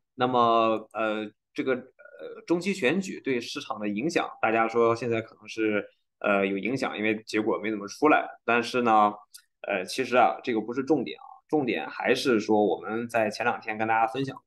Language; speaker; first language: Chinese; native; Chinese